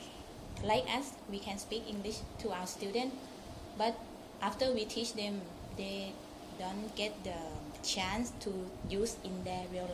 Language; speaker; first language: English; non-native, local second language; Thai